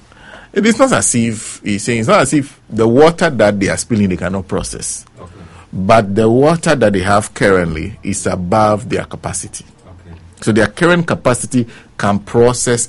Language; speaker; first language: English; non-native, local second language; Ewe